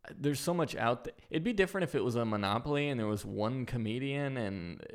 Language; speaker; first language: English; native; English